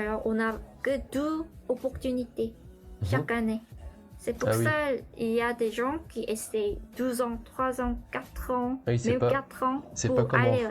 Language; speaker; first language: French; non-native, learner; Korean